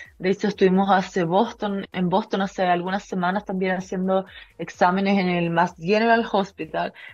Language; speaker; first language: Spanish; native; Spanish